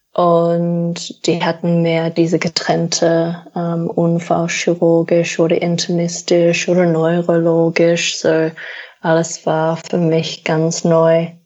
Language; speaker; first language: German; non-native, fluent; English